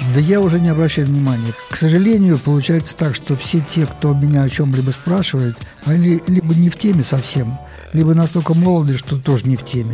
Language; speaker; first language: Russian; native; Russian